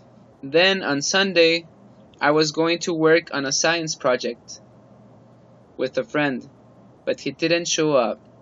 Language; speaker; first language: English; non-native, fluent; Spanish